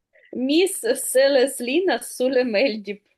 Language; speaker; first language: Estonian; non-native, learner; Russian